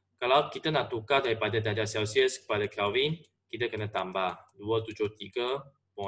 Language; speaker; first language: Malay; non-native, local second language; Chinese